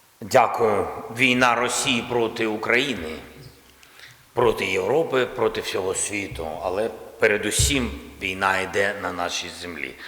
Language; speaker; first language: Ukrainian; non-native, local second language; Russian